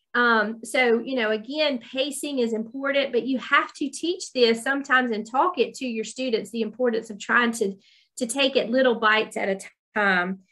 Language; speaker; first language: English; native; English